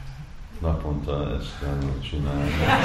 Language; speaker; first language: Hungarian; non-native, fluent; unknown